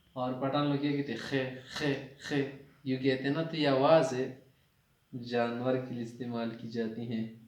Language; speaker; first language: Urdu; non-native, local second language; Pashto